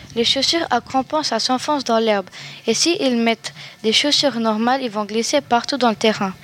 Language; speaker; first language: French; native; French